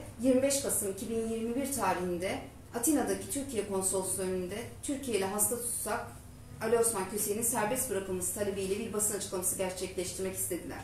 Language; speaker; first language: Turkish; native; Turkish